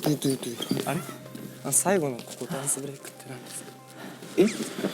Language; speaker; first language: Japanese; native; Japanese